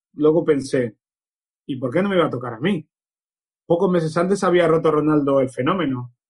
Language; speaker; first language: Spanish; native; Spanish